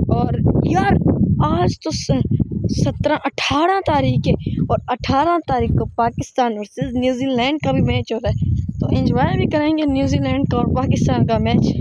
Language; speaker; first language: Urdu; non-native, local second language; Sindhi